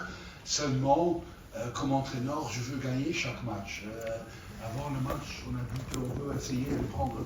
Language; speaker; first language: French; non-native, learner; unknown